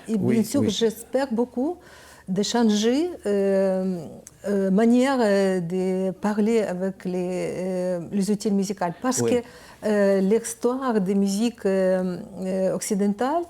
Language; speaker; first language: French; non-native, learner; Ukrainian